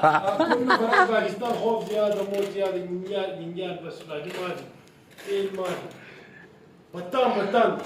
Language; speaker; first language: Arabic; non-native, learner; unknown